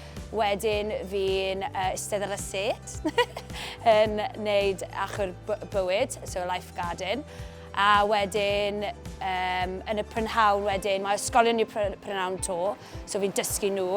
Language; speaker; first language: Welsh; native; Welsh